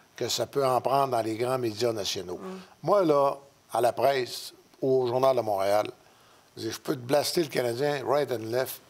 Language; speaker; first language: French; native; French